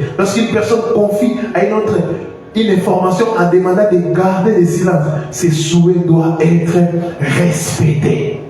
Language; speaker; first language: French; non-native, local second language; Lingala